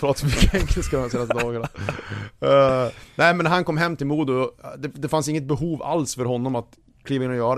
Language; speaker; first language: Swedish; native; Swedish